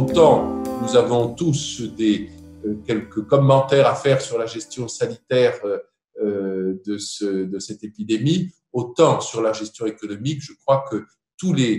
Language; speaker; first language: French; native; French